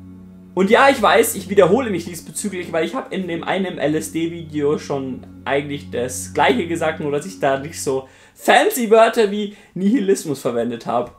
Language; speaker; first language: German; native; German